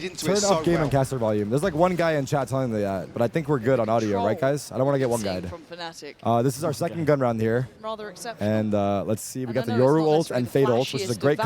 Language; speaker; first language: English; native; English